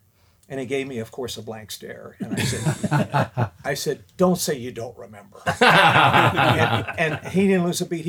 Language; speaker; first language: English; native; English